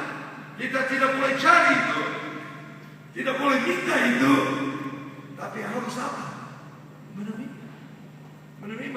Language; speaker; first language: Indonesian; non-native, learner; English